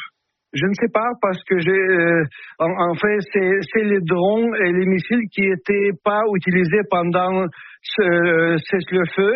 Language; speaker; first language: French; non-native, fluent; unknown